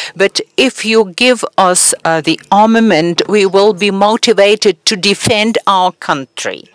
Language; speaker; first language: English; non-native, fluent; Persian